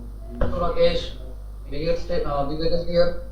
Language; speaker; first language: German; non-native, learner; Hindi